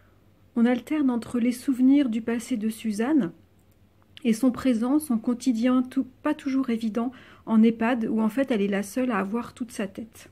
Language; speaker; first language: French; native; French